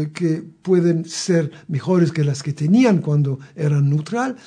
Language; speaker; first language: Spanish; non-native, fluent; French